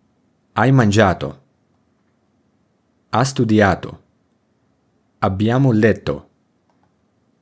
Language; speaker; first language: Italian; non-native, fluent; English